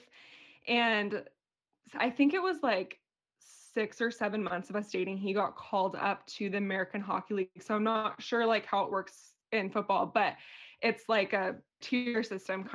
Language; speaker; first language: English; native; English